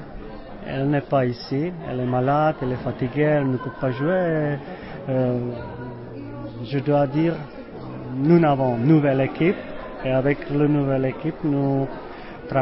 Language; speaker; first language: French; non-native, learner; Czech